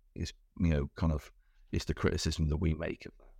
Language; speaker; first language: English; native; English